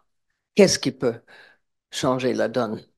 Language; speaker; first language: French; non-native, fluent; English